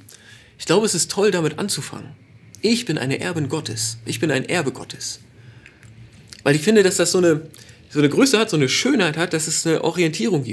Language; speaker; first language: German; native; German